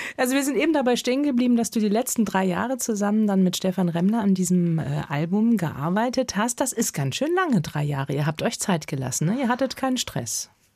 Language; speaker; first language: German; native; German